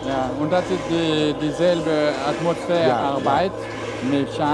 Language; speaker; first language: German; non-native, learner; French